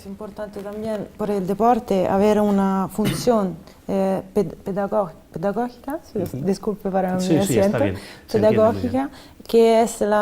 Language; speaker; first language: Spanish; non-native, fluent; Italian